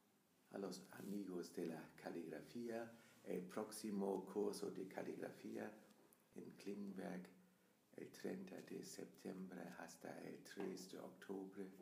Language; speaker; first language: Spanish; non-native, fluent; German